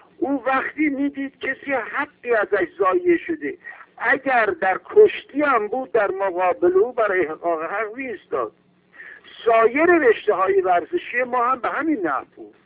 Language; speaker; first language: Persian; native; Persian